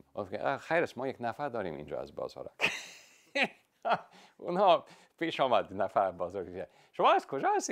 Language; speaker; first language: Persian; non-native, fluent; English